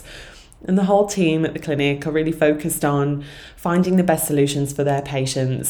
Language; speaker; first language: English; native; English